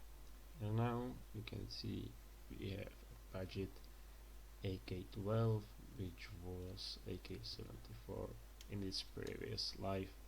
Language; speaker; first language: English; non-native, fluent; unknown